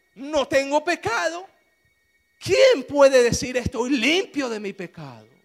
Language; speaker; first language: Spanish; native; Spanish